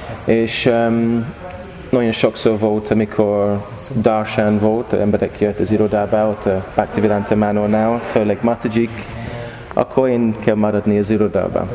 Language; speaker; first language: Hungarian; non-native, learner; English